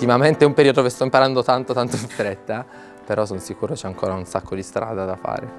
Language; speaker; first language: Italian; native; Italian